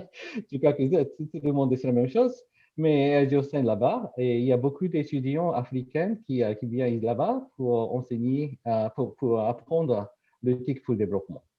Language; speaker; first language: French; non-native, fluent; Japanese